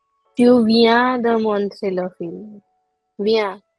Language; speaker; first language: French; non-native, fluent; Hindi